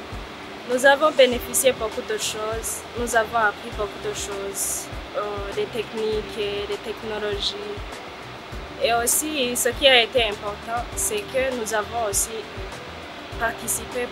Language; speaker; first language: French; non-native, local second language; Rundi